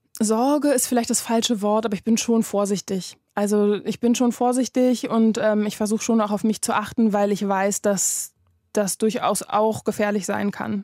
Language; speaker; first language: German; native; German